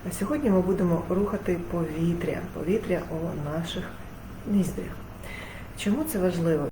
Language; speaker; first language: Ukrainian; non-native, local second language; Russian